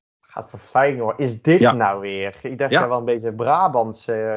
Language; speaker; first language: Dutch; native; Dutch